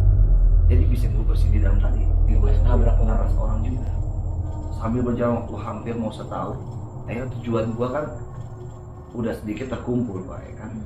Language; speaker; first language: Indonesian; native; Indonesian